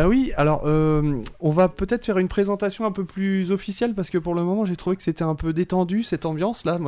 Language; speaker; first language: French; native; French